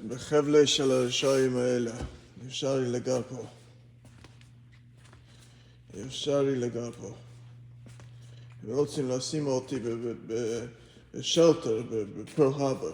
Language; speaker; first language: Hebrew; non-native, fluent; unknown